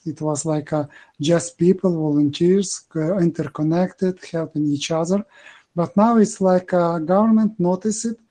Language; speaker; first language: English; non-native, learner; Ukrainian